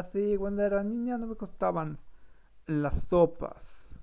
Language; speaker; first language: Spanish; non-native, learner; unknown